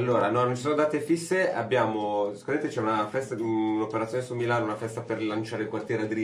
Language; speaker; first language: Italian; native; Italian